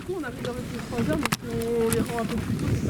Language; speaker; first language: French; native; French